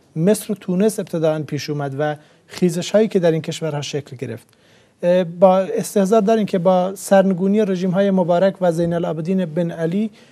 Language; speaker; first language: Persian; non-native, local second language; Central Kurdish